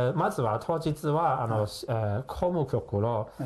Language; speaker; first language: Japanese; non-native, fluent; Chinese